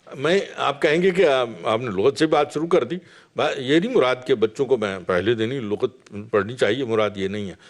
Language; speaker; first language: Urdu; non-native, local second language; Punjabi